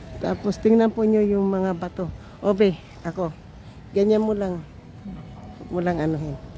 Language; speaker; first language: Filipino; non-native, local second language; Cebuano